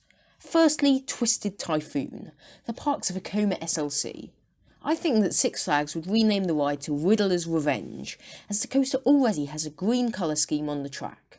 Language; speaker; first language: English; native; English